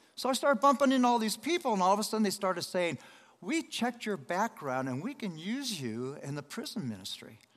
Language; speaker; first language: English; native; English